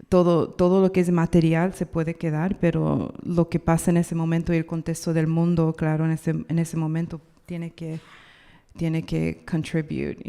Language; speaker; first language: Spanish; non-native, learner; English